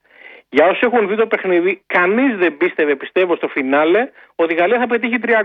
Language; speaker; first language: Greek; native; Greek